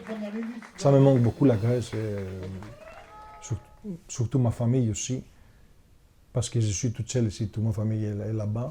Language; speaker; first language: French; non-native, fluent; Greek